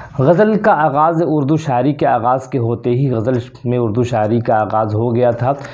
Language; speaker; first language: Urdu; native; Urdu